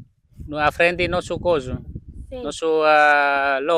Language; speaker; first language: Portuguese; non-native, learner; Vietnamese